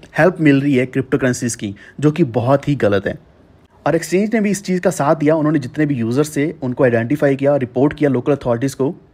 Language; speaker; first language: Hindi; native; Hindi